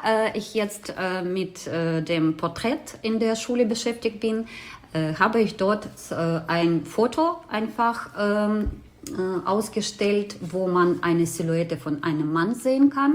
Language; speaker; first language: German; non-native, fluent; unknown